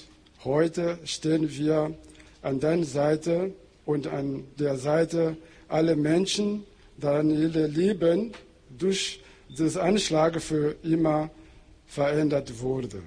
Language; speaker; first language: German; non-native, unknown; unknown